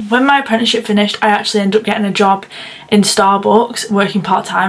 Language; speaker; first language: English; native; English